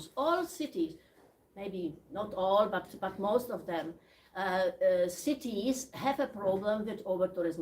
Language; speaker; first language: English; non-native, learner; Czech